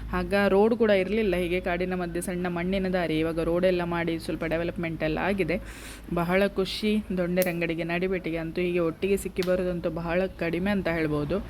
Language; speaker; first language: Kannada; non-native, local second language; Konkani